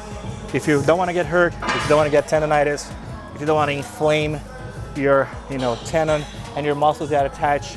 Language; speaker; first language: English; non-native, fluent; Portuguese